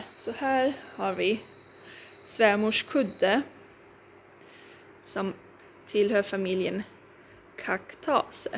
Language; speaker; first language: Swedish; non-native, fluent; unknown